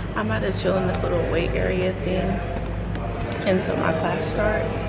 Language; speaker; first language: English; native; English